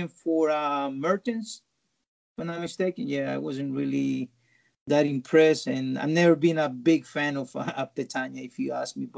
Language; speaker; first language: English; non-native, fluent; Spanish